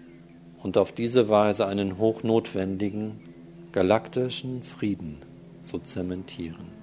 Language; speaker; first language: German; native; German